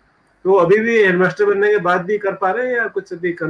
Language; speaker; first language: Hindi; native; Hindi